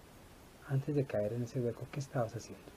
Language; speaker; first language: Spanish; native; Spanish